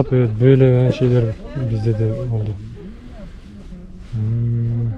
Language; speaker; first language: Turkish; non-native, learner; Bashkir